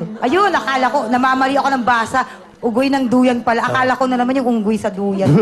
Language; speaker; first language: Filipino; native; Filipino